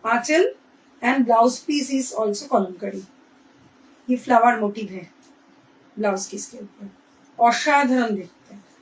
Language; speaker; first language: Hindi; non-native, local second language; Bangla